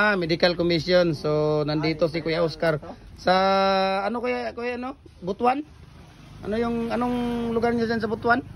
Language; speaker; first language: Filipino; non-native, local second language; Cebuano